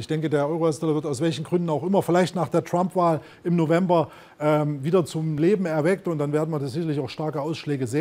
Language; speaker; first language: German; native; German